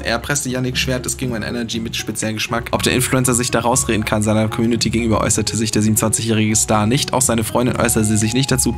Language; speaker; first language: German; native; German